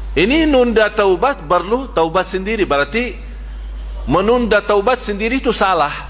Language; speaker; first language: Malay; non-native, fluent; Arabic